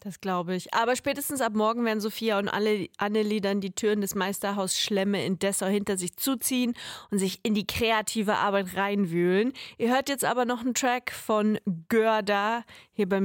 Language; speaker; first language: German; native; German